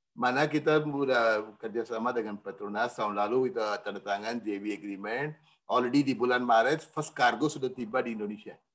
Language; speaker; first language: Indonesian; non-native, fluent; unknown